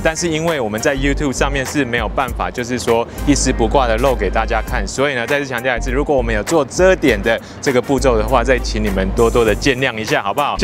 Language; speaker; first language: Chinese; native; Chinese